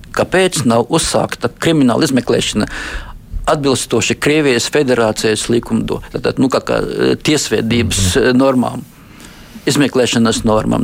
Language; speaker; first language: Latvian; non-native, local second language; Russian